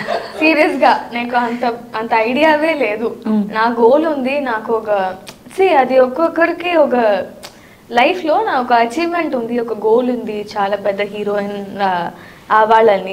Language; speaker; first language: Telugu; non-native, learner; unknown